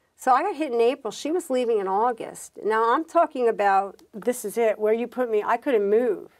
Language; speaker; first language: English; native; English